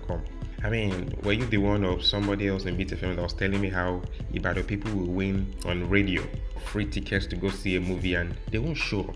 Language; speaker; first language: English; non-native, local second language; Yoruba